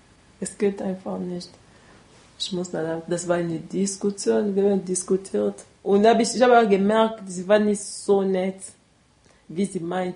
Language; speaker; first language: German; non-native, learner; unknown